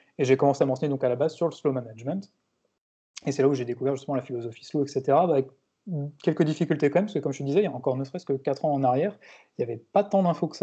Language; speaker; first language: French; native; French